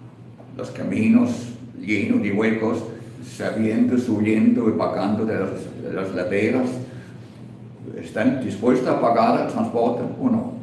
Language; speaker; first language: Spanish; non-native, fluent; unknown